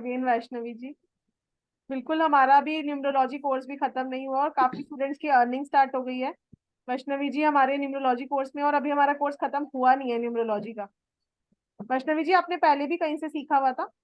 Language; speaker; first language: Hindi; native; Hindi